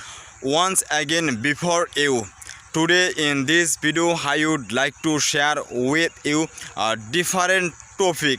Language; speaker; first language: English; non-native, learner; Bangla